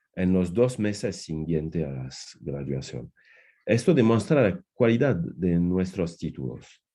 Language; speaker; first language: Spanish; non-native, fluent; French